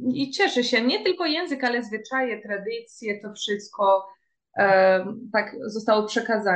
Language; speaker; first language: Polish; early bilingual, heritage; Portuguese